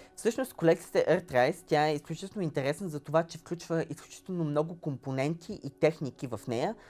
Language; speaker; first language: Bulgarian; native; Bulgarian